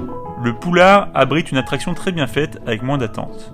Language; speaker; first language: French; native; French